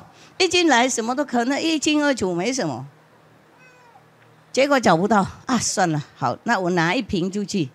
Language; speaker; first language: Chinese; non-native, fluent; Vietnamese